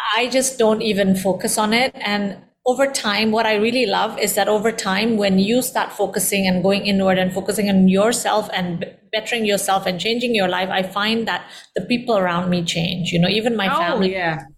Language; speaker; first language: English; early bilingual, heritage; Indonesian